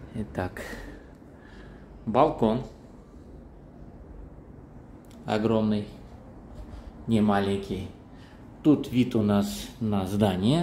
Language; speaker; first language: Russian; non-native, fluent; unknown